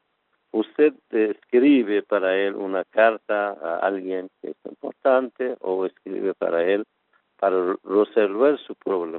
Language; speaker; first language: Spanish; non-native, fluent; Persian